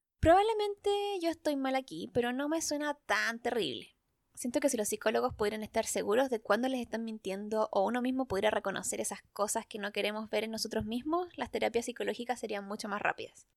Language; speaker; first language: Spanish; native; Spanish